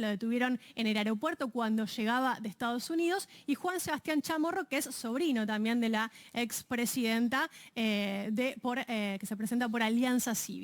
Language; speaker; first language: Spanish; native; Spanish